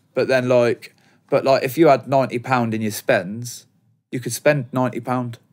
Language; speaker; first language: English; native; English